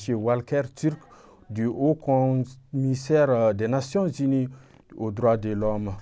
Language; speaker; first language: French; non-native, local second language; Bambara